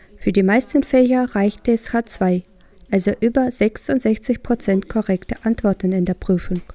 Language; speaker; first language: German; native; German